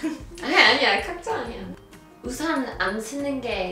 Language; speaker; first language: Korean; non-native, fluent; English